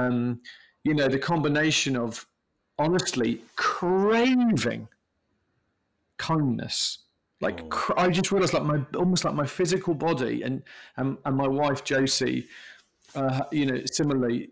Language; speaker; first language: English; native; English